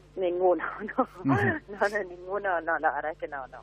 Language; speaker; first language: Spanish; native; Spanish